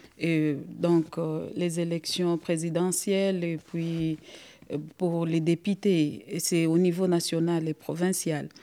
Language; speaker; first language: French; non-native, local second language; Swahili